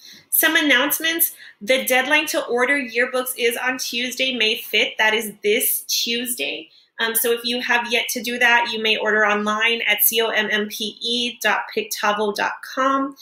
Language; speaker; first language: English; native; English